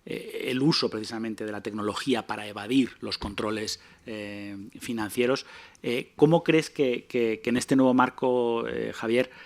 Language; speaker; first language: Spanish; native; Spanish